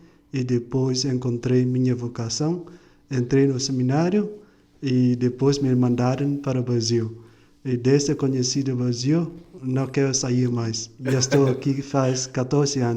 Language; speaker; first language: Portuguese; non-native, fluent; Vietnamese